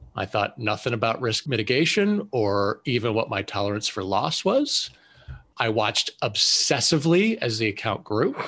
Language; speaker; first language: English; native; English